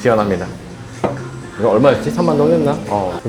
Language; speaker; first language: Korean; native; Korean